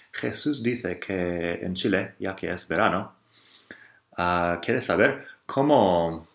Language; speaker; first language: Spanish; non-native, fluent; English